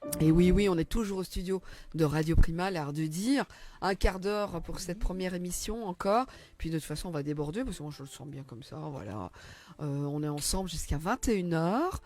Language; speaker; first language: French; native; French